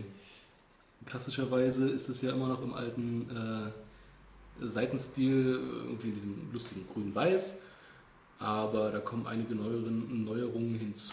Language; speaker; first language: German; native; German